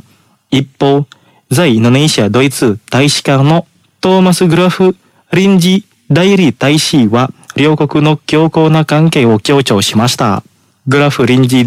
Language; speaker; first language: Japanese; non-native, fluent; Indonesian